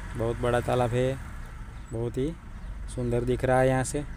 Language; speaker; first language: Hindi; non-native, local second language; Gujarati